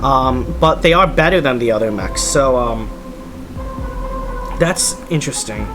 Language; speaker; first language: English; native; English